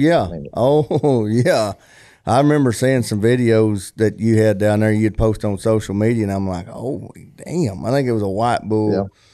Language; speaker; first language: English; native; English